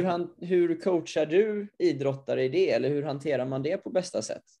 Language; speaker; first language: Swedish; native; Swedish